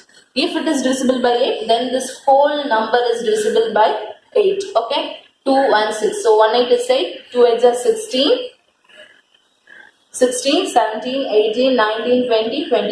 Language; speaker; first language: English; non-native, local second language; Tamil